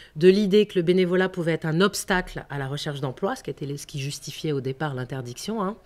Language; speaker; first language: French; native; French